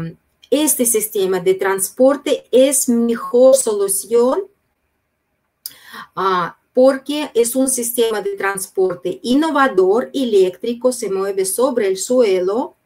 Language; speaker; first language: Spanish; non-native, fluent; Russian